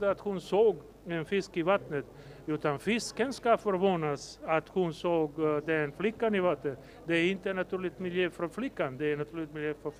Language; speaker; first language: Swedish; non-native, fluent; Macedonian